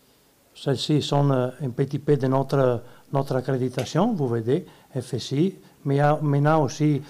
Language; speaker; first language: French; non-native, learner; Italian